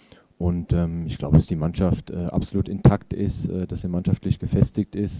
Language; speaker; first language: German; native; German